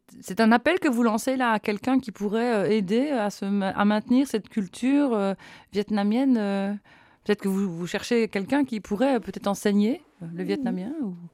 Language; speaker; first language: French; native; French